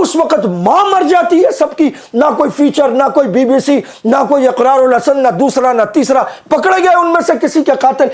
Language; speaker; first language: Urdu; native; Urdu